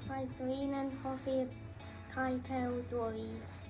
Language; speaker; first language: Welsh; non-native, local second language; English